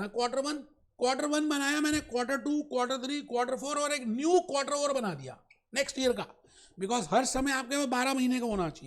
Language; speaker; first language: Hindi; native; Hindi